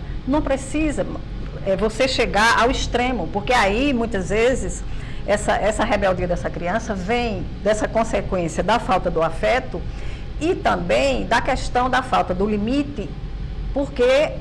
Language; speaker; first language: Portuguese; native; Portuguese